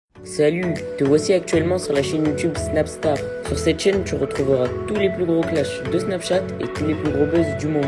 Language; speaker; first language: French; native; French